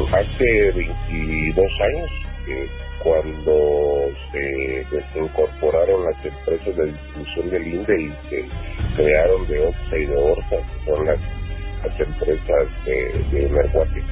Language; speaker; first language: Spanish; native; Spanish